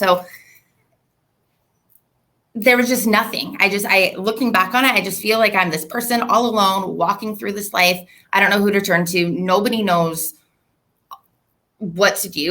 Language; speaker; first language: English; native; English